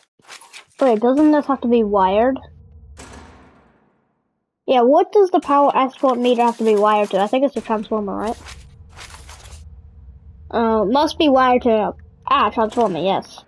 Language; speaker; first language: English; native; English